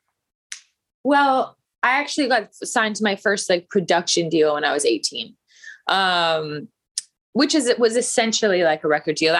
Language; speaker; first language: English; native; English